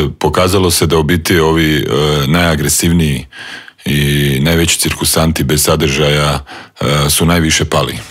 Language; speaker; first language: Croatian; native; Croatian